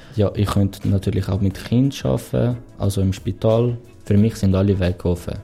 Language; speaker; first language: German; non-native, fluent; Portuguese